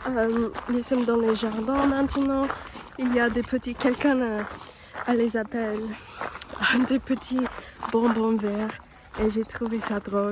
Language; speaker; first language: French; non-native, learner; English